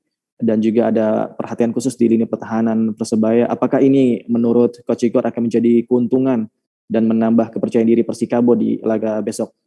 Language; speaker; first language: Indonesian; native; Indonesian